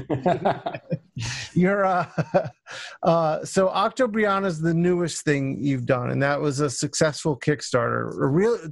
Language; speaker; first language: English; native; English